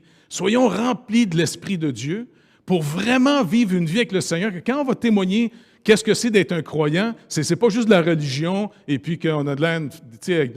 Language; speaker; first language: French; native; French